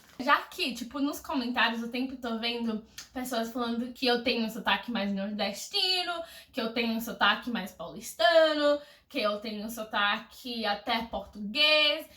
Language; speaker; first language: Portuguese; non-native, fluent; English